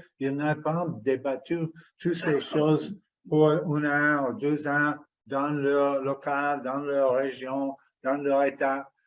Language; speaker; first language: French; non-native, fluent; English